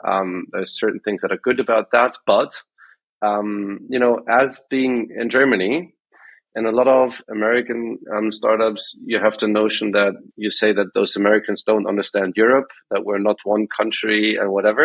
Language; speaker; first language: English; non-native, fluent; German